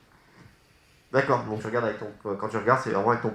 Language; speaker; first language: French; native; French